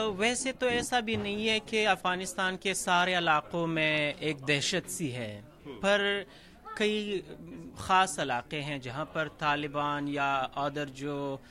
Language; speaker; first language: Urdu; non-native, fluent; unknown